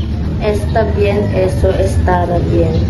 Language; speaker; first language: Spanish; non-native, learner; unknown